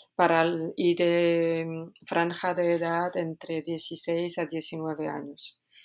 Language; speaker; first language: Spanish; non-native, fluent; Polish